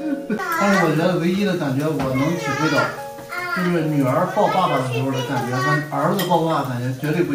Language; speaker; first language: Chinese; native; Chinese